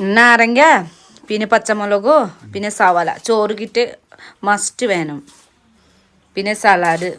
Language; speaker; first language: Malayalam; non-native, local second language; Nepali